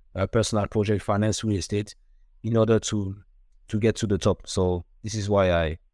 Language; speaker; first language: English; non-native, local second language; French